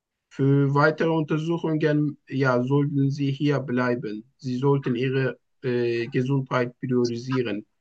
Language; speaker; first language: German; non-native, learner; Turkish